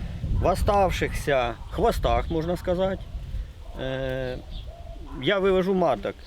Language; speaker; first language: Russian; native; Russian